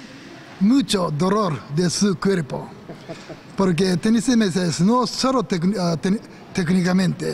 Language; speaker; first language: Spanish; non-native, learner; Japanese